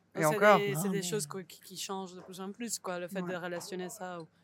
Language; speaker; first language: French; non-native, fluent; Spanish